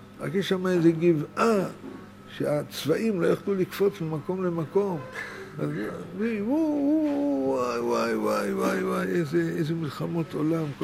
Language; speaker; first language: Hebrew; native; Hebrew